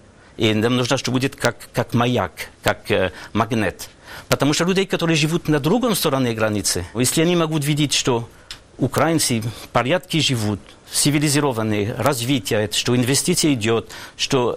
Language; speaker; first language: Russian; non-native, learner; French